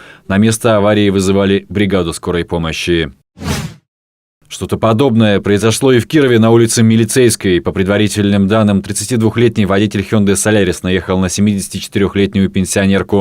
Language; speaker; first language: Russian; native; Russian